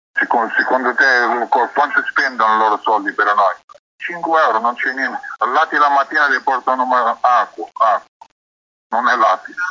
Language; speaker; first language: Italian; non-native, learner; Arabic